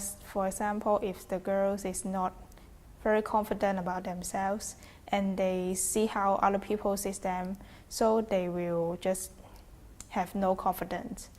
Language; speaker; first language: English; non-native, fluent; Chinese